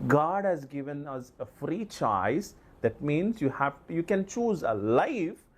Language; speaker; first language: English; non-native, local second language; Telugu